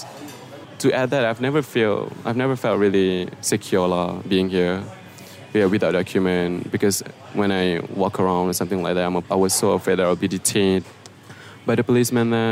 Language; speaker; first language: English; non-native, local second language; Malay